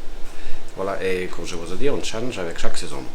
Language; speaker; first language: French; non-native, fluent; Russian